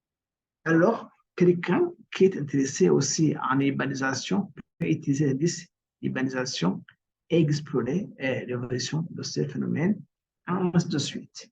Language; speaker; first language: French; non-native, local second language; Kinyarwanda